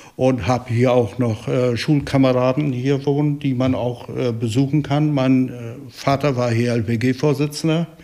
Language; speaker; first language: German; native; German